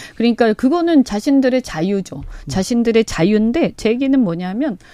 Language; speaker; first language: Korean; native; Korean